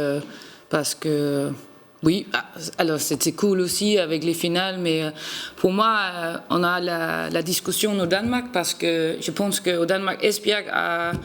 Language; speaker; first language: French; non-native, learner; Danish